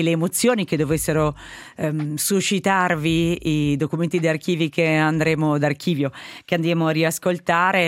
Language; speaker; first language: Italian; native; Italian